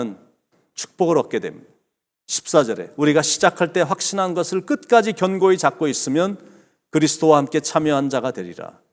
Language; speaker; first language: Korean; native; Korean